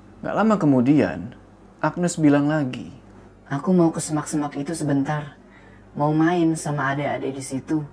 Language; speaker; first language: Indonesian; native; Indonesian